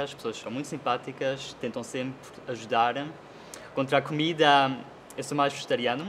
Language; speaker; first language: Portuguese; early bilingual, heritage; Portuguese